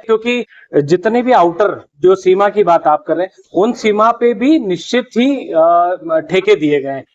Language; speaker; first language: Hindi; native; Hindi